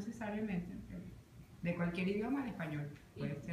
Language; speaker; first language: Spanish; native; Spanish